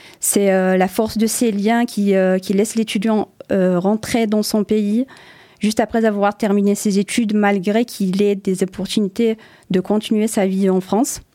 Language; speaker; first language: French; non-native, local second language; Arabic